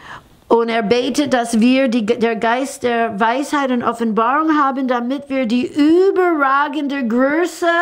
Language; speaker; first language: German; non-native, fluent; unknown